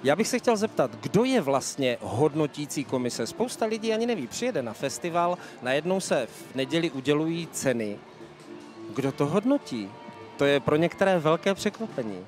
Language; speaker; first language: Czech; native; Czech